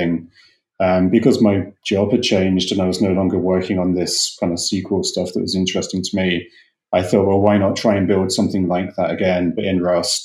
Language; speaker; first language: English; native; English